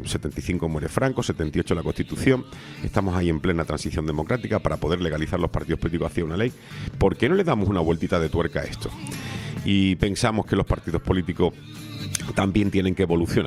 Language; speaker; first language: Spanish; native; Spanish